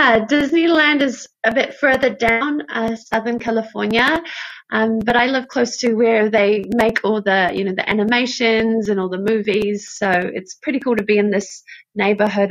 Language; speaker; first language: English; native; English